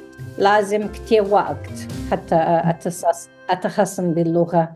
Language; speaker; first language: Arabic; non-native, learner; English